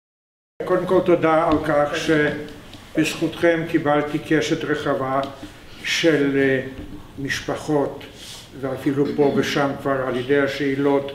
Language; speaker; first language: Hebrew; non-native, fluent; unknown